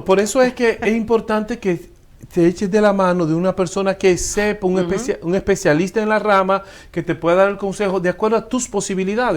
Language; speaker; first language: Spanish; native; Spanish